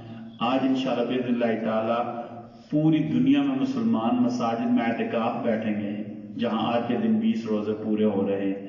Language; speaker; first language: Urdu; native; Urdu